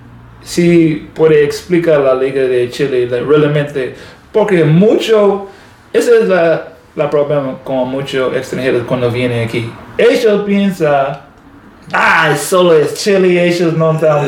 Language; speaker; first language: Spanish; non-native, learner; English